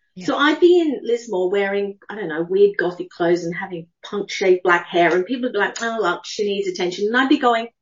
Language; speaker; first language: English; native; English